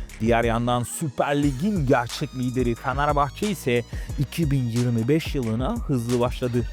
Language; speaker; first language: Turkish; native; Turkish